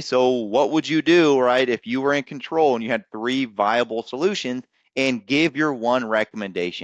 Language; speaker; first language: English; native; English